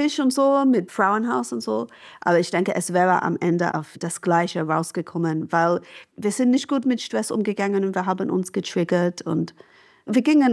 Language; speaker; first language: German; non-native, fluent; English